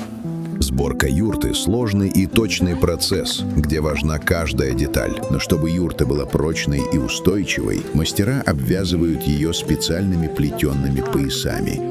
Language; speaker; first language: Russian; native; Russian